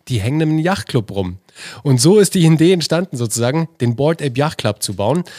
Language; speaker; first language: German; native; German